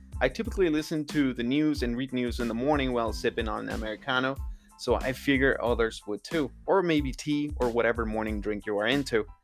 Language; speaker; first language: English; early bilingual, other home language; Spanish